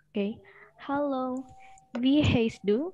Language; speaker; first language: German; non-native, learner; Indonesian